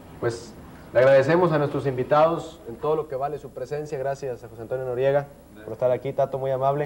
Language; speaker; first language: Spanish; native; Spanish